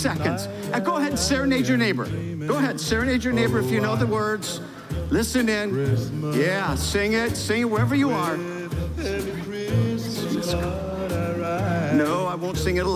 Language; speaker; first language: English; native; English